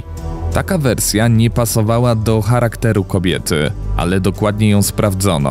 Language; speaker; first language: Polish; native; Polish